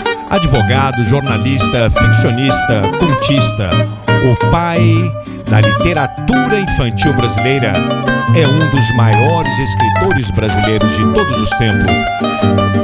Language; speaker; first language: Portuguese; native; Portuguese